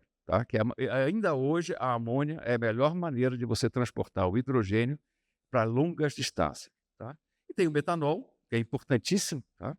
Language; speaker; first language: Portuguese; native; Portuguese